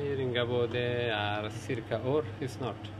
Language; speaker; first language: Norwegian; non-native, learner; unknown